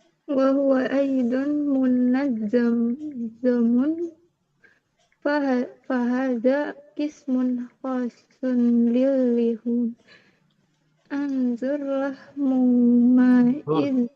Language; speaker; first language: Arabic; non-native, learner; Indonesian